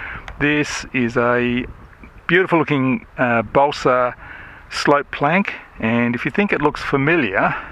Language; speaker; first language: English; native; English